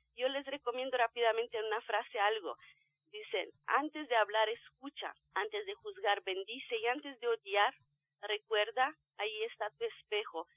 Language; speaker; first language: Spanish; non-native, fluent; Romanian